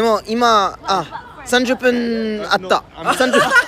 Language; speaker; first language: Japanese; non-native, learner; French